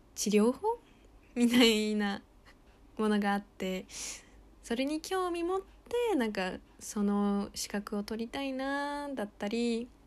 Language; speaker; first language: Japanese; early bilingual, heritage; Japanese